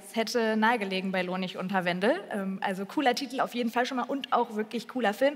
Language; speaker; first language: German; native; German